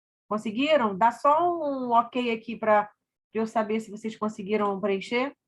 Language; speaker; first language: Portuguese; native; Portuguese